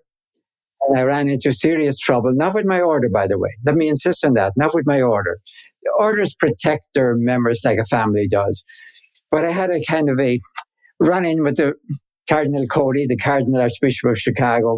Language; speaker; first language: English; native; English